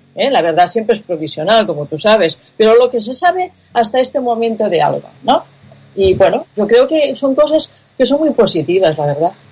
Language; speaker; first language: Spanish; non-native, local second language; Catalan